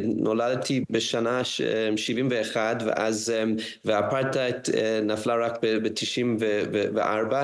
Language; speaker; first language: Hebrew; non-native, fluent; English